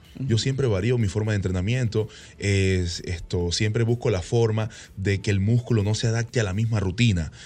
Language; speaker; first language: Spanish; native; Spanish